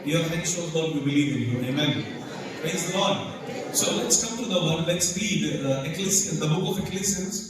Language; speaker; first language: English; non-native, local second language; Hindi